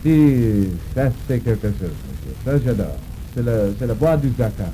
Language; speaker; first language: French; non-native, learner; English